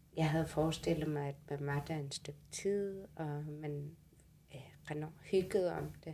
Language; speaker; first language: Danish; non-native, local second language; Kalaallisut